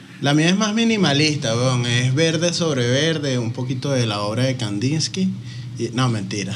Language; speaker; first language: Spanish; native; Spanish